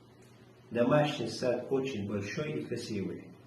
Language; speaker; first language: Russian; non-native, local second language; Chechen